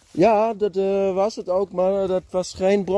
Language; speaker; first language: Dutch; non-native, learner; German